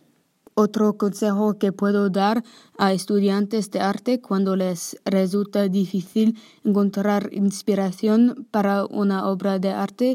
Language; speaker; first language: Spanish; non-native, learner; English